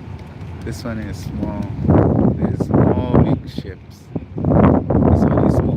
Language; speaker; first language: English; non-native, local second language; Shona